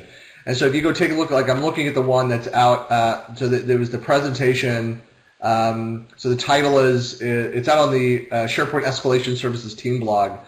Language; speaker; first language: English; native; English